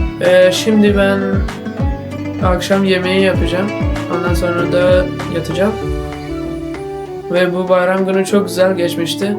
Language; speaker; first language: Turkish; non-native, fluent; Urdu